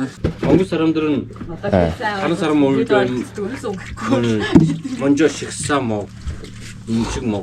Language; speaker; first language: Korean; non-native, learner; Mongolian